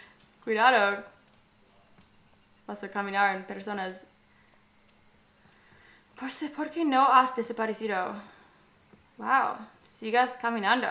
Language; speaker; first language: Spanish; non-native, learner; English